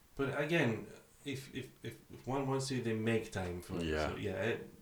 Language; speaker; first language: English; non-native, fluent; Greek